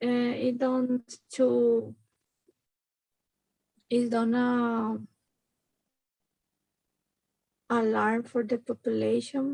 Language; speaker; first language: English; non-native, learner; Spanish